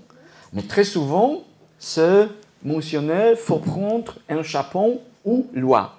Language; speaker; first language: French; non-native, fluent; Polish